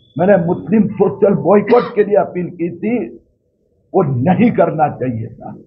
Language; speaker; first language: Hindi; non-native, local second language; Marathi